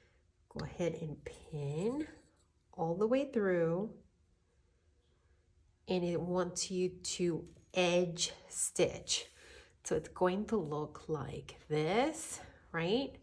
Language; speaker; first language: English; native; English